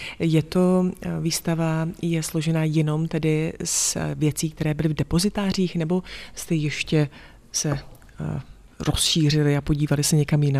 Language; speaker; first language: Czech; native; Czech